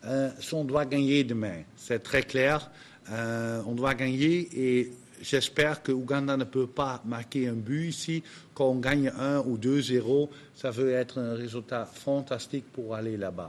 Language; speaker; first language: French; non-native, fluent; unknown